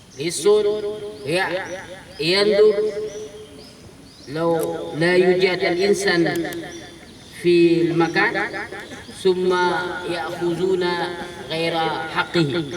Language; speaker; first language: Arabic; non-native, fluent; Indonesian